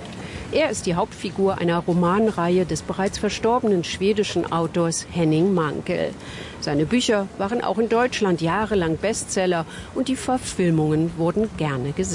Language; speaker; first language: German; native; German